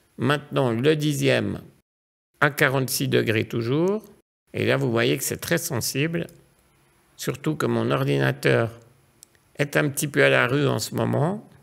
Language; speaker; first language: French; native; French